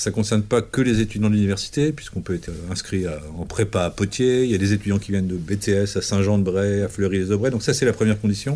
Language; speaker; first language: French; native; French